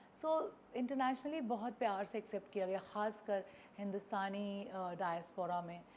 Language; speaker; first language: Hindi; non-native, local second language; Bhojpuri